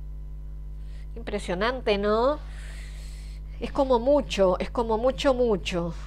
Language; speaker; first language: Spanish; native; Spanish